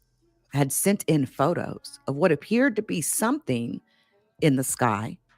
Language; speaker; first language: English; native; English